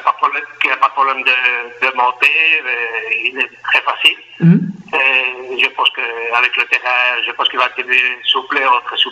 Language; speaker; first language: French; non-native, fluent; Spanish